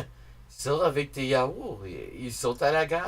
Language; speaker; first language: French; non-native, learner; English